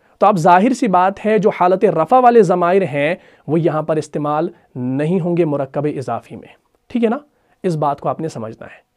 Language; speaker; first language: Urdu; non-native, local second language; Punjabi